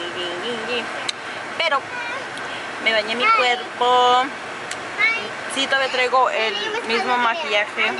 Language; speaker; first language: Spanish; early bilingual, heritage; Spanish